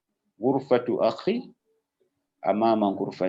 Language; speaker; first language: Arabic; non-native, learner; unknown